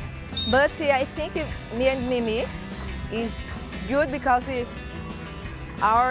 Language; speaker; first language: English; non-native, learner; Portuguese